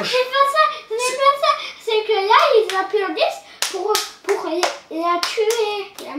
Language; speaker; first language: French; native; French